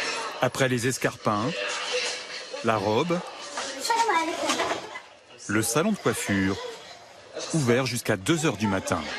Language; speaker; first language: French; native; French